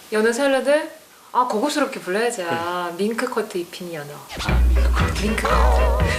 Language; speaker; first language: Korean; non-native, fluent; Russian